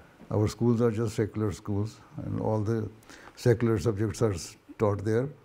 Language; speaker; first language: English; non-native, local second language; Urdu